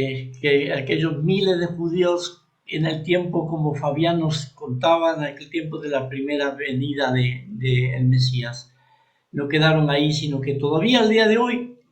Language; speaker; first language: Spanish; native; Spanish